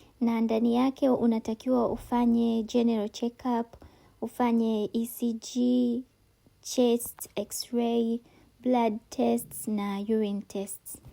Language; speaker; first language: Swahili; native; Swahili